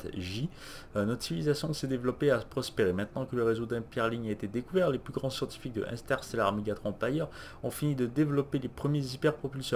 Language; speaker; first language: French; native; French